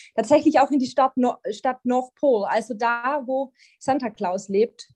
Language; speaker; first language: German; native; German